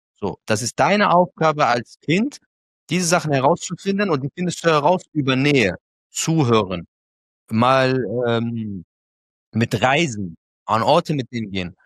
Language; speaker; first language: German; early bilingual, other home language; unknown